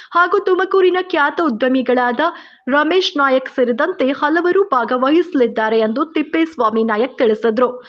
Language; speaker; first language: Kannada; native; Kannada